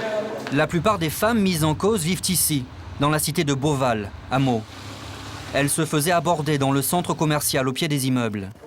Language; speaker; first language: French; native; French